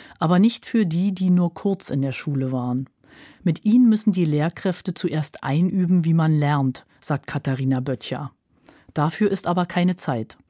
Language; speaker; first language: German; native; German